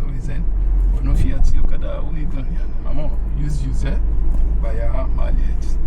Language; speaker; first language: Turkish; non-native, fluent; Yoruba